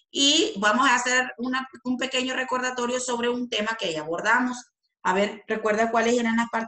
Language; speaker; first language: Spanish; native; Spanish